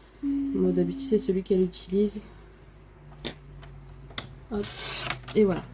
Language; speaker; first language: French; native; French